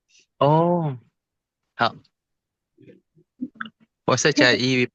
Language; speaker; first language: Chinese; non-native, learner; Indonesian